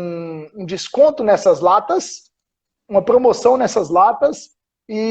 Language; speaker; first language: Portuguese; native; Portuguese